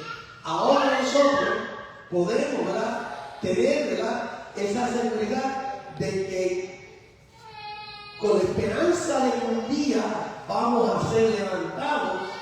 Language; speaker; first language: Spanish; native; Spanish